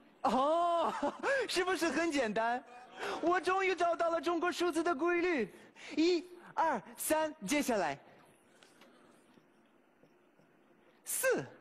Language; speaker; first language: Chinese; non-native, fluent; Russian